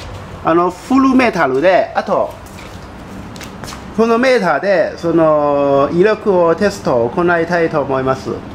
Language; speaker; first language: Japanese; non-native, fluent; Cantonese